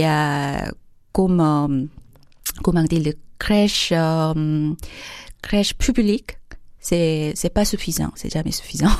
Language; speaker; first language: French; non-native, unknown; Korean